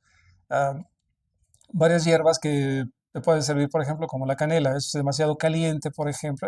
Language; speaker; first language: Spanish; native; Spanish